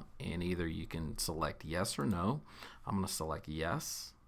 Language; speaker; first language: English; native; English